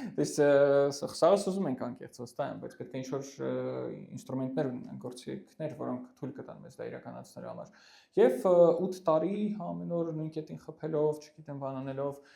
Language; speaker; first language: Armenian; early bilingual, heritage; Armenian